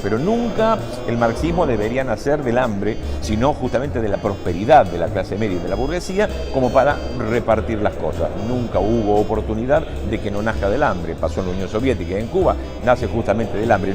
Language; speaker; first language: Spanish; native; Spanish